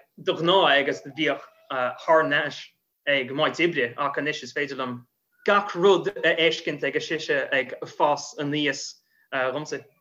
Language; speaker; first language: Irish; non-native, fluent; English